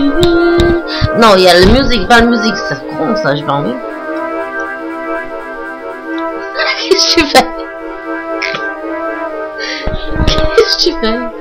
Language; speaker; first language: French; non-native, learner; English